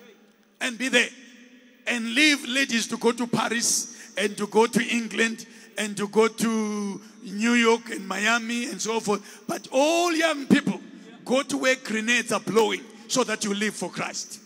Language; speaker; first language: English; non-native, local second language; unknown